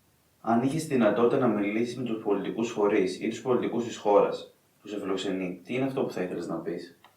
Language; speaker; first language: Greek; native; Greek